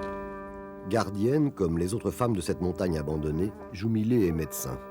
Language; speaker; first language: French; native; French